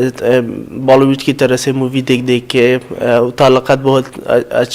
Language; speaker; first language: Hindi; non-native, fluent; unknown